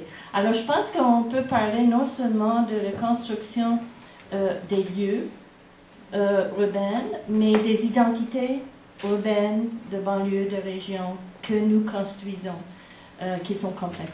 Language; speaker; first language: French; non-native, fluent; English